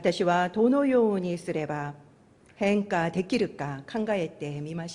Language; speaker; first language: Japanese; non-native, fluent; Korean